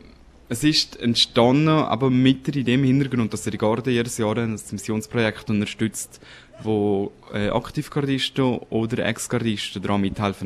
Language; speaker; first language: German; native; German